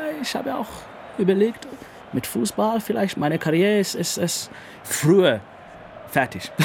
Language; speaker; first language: German; non-native, learner; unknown